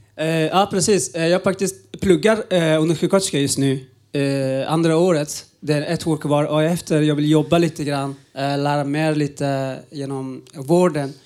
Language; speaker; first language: Swedish; non-native, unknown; Uzbek